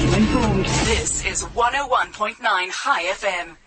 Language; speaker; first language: Yiddish; early bilingual, heritage; Yiddish